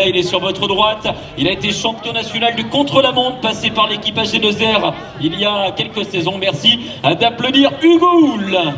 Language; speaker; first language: French; native; French